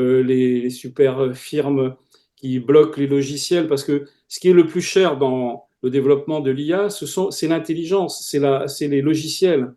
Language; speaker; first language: French; native; French